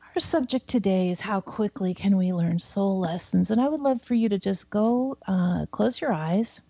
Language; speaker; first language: English; native; English